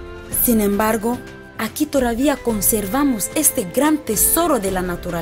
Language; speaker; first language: Spanish; native; Spanish